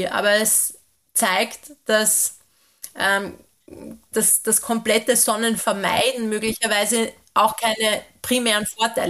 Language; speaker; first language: German; native; German